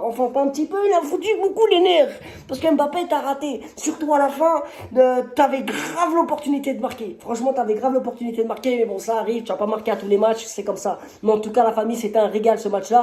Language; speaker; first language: French; native; French